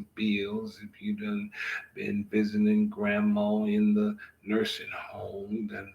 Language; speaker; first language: English; native; English